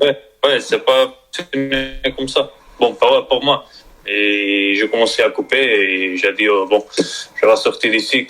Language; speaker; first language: French; non-native, learner; Spanish